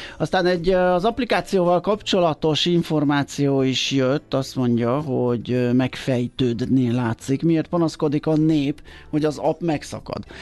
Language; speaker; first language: Hungarian; native; Hungarian